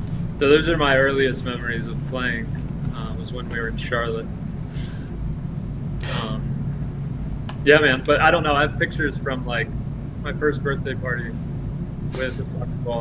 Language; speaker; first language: English; early bilingual, other home language; Spanish